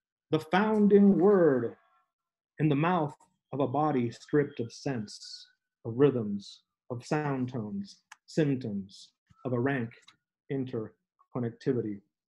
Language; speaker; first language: English; early bilingual, other home language; Spanish